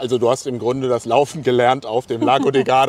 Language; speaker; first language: German; native; German